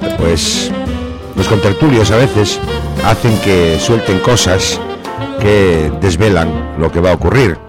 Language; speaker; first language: Spanish; native; Spanish